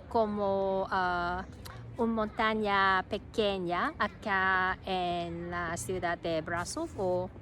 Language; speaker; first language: Spanish; non-native, learner; Cantonese